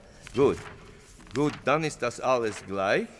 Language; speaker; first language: German; non-native, fluent; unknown